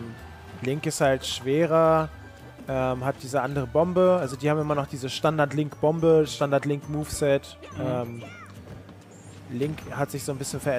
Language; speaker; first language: German; native; German